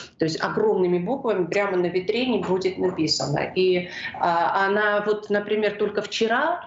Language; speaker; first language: Russian; non-native, local second language; Georgian